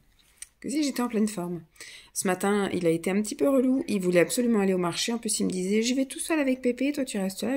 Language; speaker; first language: French; native; French